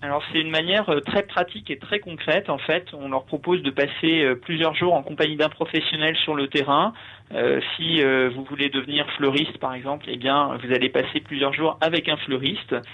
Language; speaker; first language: French; native; French